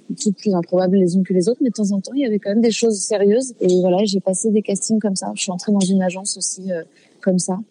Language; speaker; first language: French; native; French